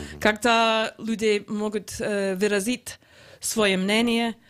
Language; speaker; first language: Russian; non-native, learner; English